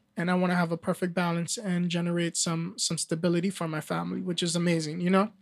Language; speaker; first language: English; early bilingual, other home language; Spanish